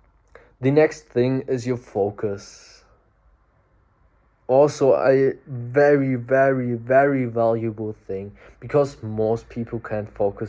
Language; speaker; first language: English; non-native, fluent; German